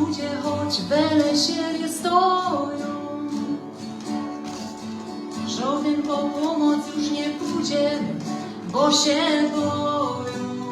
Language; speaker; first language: Polish; native; Polish